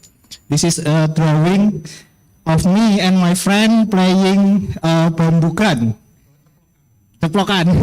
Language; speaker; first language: English; non-native, fluent; Indonesian